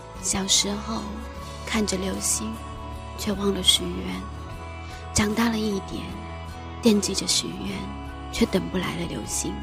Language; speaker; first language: Chinese; native; Chinese